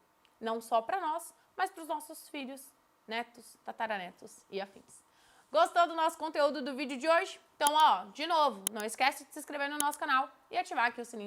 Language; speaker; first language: Portuguese; native; Portuguese